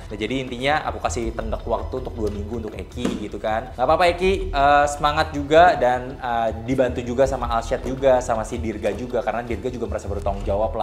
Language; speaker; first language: Indonesian; native; Indonesian